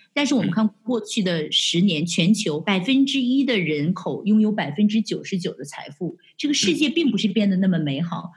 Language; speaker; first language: Chinese; native; Chinese